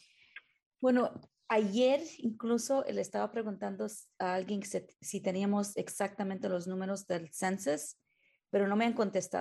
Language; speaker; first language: Spanish; early bilingual, heritage; Spanish